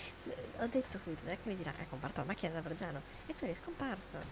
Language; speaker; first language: Italian; native; Italian